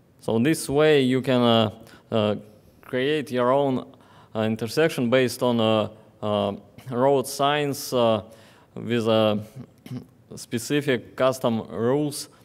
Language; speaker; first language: English; non-native, fluent; Russian